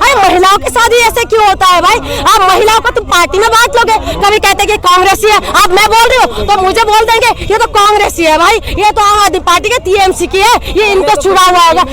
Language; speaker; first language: Hindi; non-native, local second language; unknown